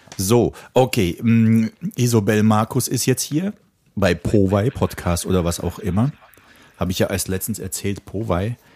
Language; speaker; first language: German; early bilingual, other home language; Czech